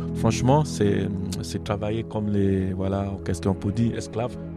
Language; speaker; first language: French; non-native, learner; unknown